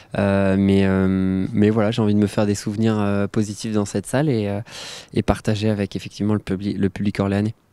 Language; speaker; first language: French; native; French